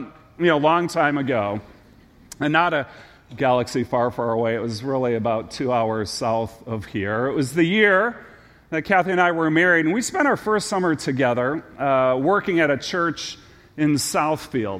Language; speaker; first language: English; native; English